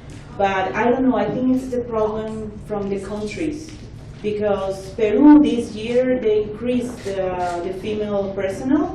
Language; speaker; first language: English; non-native, fluent; Spanish